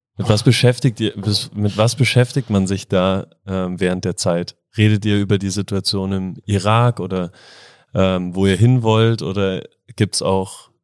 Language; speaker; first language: German; native; German